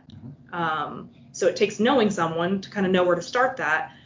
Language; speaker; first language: English; native; English